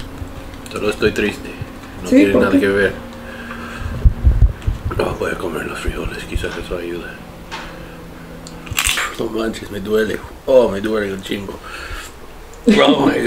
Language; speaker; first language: Spanish; non-native, fluent; English